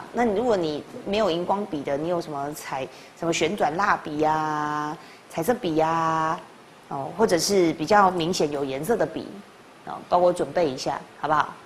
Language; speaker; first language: Chinese; native; Chinese